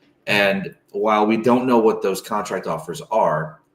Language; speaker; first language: English; native; English